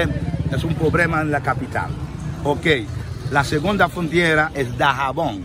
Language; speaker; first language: Spanish; non-native, fluent; Haitian Creole